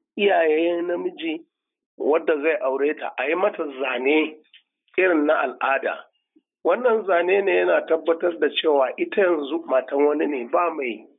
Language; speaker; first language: Hausa; non-native, local second language; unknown